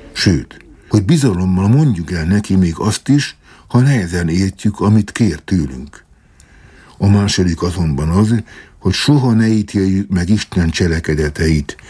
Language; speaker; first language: Hungarian; native; Hungarian